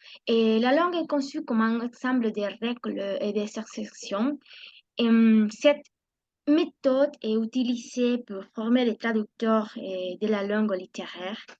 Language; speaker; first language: French; non-native, learner; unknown